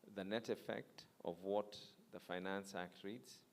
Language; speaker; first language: English; non-native, local second language; Swahili